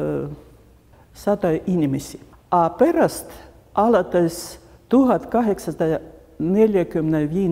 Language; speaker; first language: Estonian; non-native, local second language; Russian